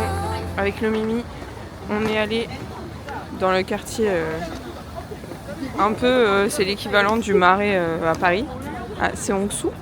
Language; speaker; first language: French; native; French